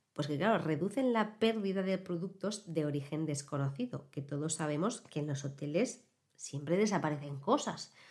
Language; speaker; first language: Spanish; native; Spanish